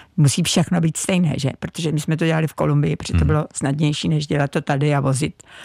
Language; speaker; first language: Czech; native; Czech